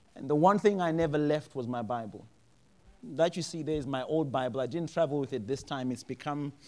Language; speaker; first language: English; non-native, local second language; Shona